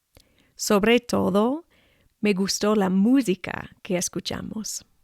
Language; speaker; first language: Spanish; non-native, fluent; English